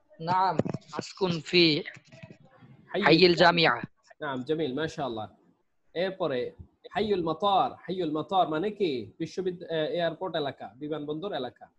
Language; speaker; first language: Arabic; non-native, fluent; Bangla